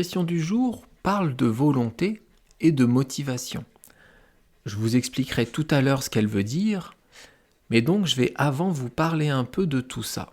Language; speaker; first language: French; native; French